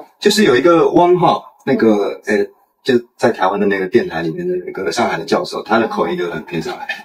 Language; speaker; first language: Chinese; native; Chinese